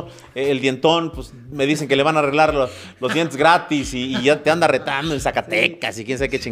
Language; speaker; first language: Spanish; native; Spanish